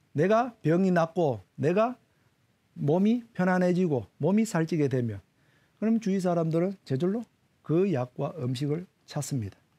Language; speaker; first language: Korean; native; Korean